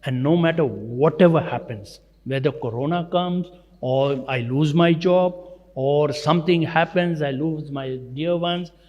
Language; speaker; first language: English; non-native, local second language; Gujarati